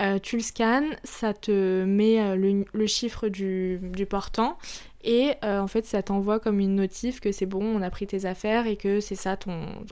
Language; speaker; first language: French; early bilingual, other home language; Arabic